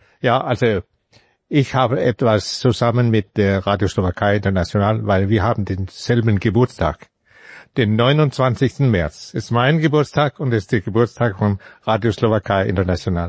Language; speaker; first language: German; non-native, fluent; Danish